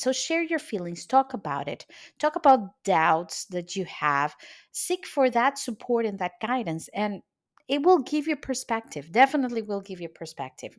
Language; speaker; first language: English; non-native, fluent; Spanish